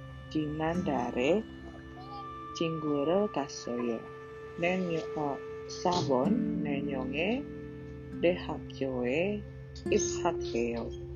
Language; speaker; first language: Korean; non-native, learner; Indonesian